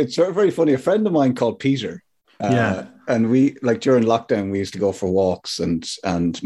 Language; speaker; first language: English; native; English